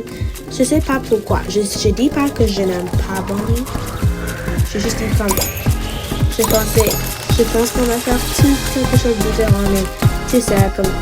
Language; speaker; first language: French; non-native, learner; English